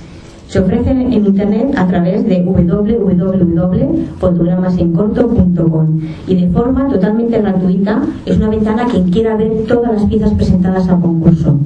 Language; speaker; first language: Spanish; native; Spanish